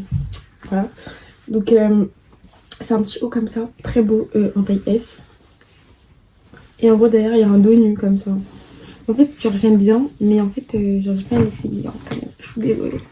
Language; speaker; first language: French; native; French